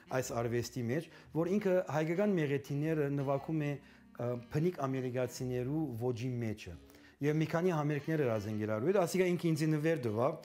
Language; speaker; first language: Armenian; early bilingual, heritage; Armenian